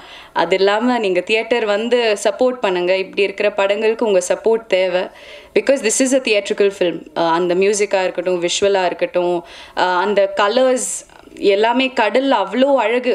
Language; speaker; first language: Tamil; non-native, local second language; Malayalam